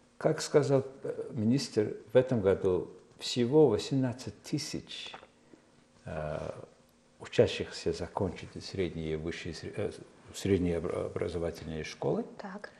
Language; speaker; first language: Russian; non-native, fluent; Mongolian